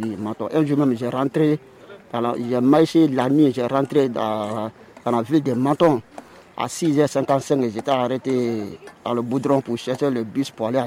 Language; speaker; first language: French; non-native, learner; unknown